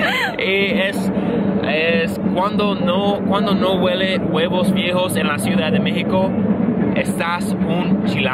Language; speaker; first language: Spanish; non-native, learner; English